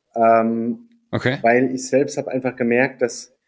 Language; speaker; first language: German; native; German